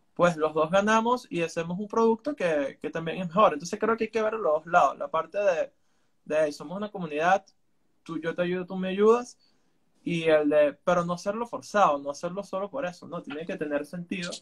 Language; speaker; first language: Spanish; native; Spanish